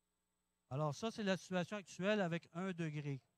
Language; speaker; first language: French; native; French